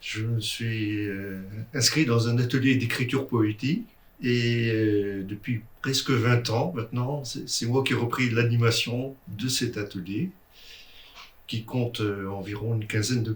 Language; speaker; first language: French; native; French